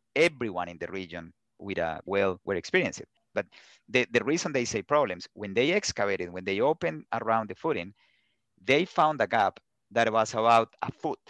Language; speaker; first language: English; non-native, fluent; Spanish